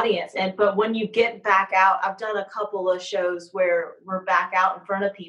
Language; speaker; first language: English; native; English